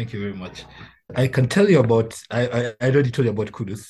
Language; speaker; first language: English; non-native, local second language; Luo (Kenya and Tanzania)